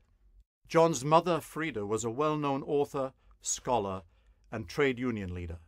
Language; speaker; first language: English; native; English